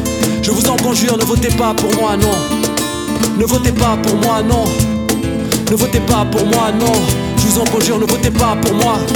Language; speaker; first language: French; native; French